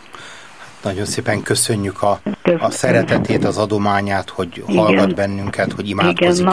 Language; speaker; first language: Hungarian; native; Hungarian